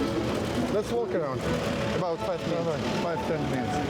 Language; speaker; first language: English; non-native, learner; Russian